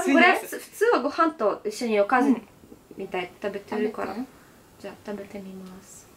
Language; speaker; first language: Japanese; non-native, fluent; Russian